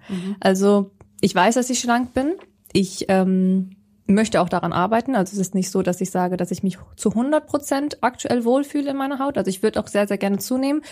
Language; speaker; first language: German; early bilingual, other home language; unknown